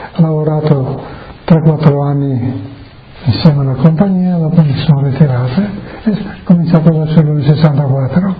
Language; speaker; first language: Italian; native; Italian